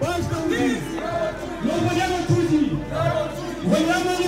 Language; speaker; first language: Italian; non-native, learner; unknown